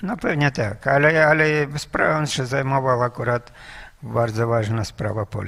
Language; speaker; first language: Polish; non-native, fluent; Russian